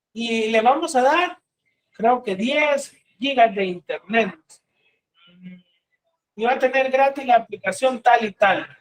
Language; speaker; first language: Spanish; native; Spanish